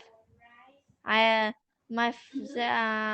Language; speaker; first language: English; non-native, learner; Vietnamese